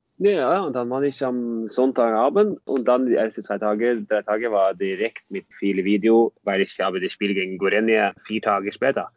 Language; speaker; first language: German; non-native, fluent; Norwegian